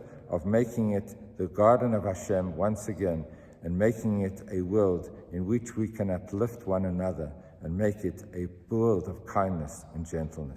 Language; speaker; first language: English; native; English